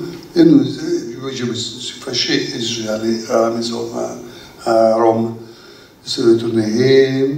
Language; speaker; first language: French; non-native, learner; Italian